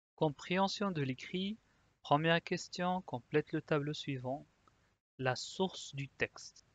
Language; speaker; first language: French; non-native, local second language; Arabic